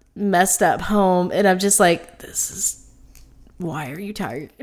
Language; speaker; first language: English; native; English